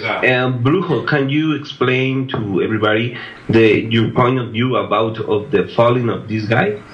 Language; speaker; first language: English; non-native, learner; Spanish